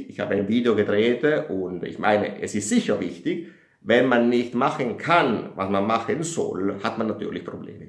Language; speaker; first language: German; non-native, fluent; Italian